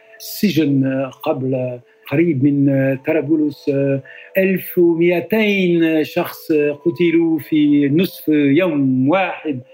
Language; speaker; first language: Arabic; non-native, fluent; French